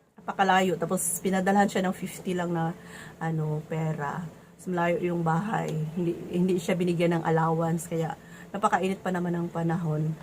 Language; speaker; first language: Filipino; native; Filipino